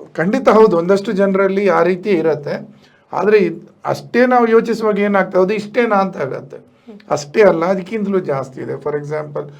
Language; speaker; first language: Kannada; native; Kannada